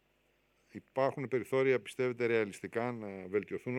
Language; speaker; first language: Greek; native; Greek